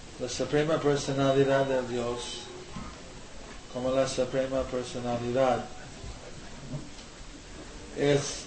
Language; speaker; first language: Spanish; non-native, learner; English